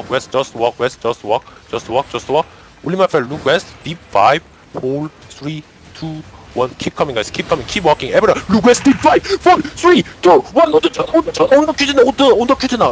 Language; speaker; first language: English; non-native, learner; Korean